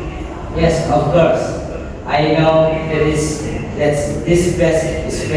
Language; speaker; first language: English; non-native, learner; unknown